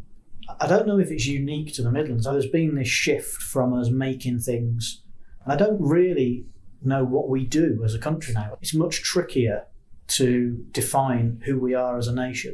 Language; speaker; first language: English; native; English